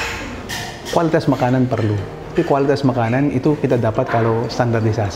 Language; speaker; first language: Indonesian; non-native, fluent; Filipino